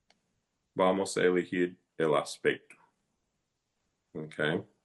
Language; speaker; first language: Spanish; non-native, fluent; English